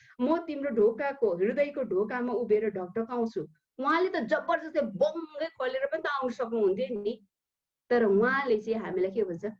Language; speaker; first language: Nepali; early bilingual, heritage; Nepali